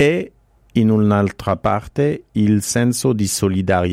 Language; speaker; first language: Italian; non-native, fluent; French